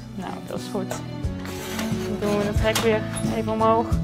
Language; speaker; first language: Dutch; native; Dutch